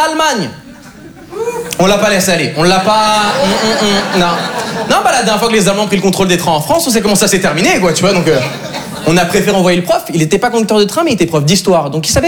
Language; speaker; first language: French; native; French